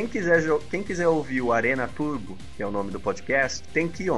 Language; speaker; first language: Portuguese; native; Portuguese